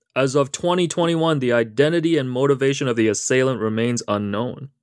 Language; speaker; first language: English; native; English